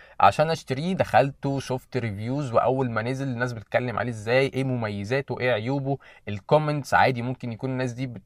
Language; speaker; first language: Arabic; native; Arabic